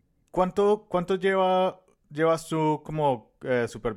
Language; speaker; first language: Spanish; native; Spanish